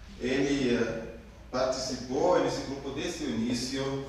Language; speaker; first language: Portuguese; non-native, fluent; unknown